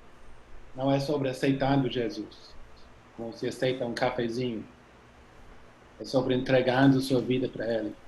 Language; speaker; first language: Portuguese; non-native, fluent; English